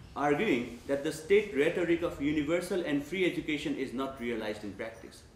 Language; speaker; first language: English; non-native, local second language; Nepali